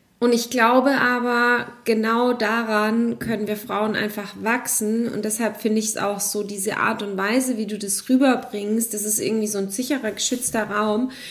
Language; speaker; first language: German; native; German